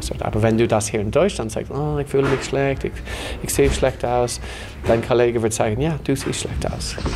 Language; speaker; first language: German; non-native, fluent; English